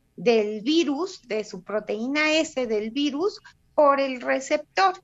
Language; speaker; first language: Spanish; non-native, fluent; Russian